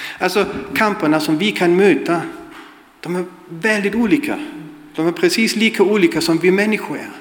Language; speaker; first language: Swedish; non-native, fluent; German